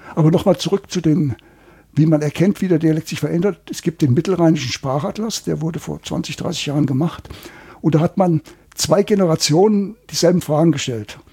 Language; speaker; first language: German; native; German